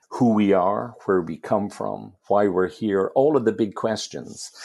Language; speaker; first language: English; native; English